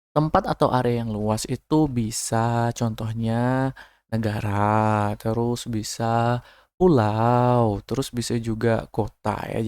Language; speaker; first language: Indonesian; native; Indonesian